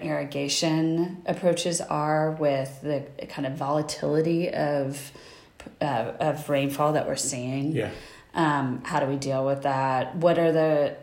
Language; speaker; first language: English; native; English